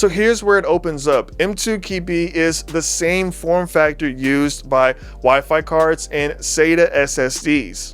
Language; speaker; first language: English; native; English